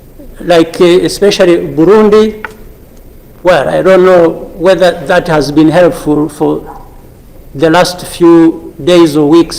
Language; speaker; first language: English; non-native, local second language; Kinyarwanda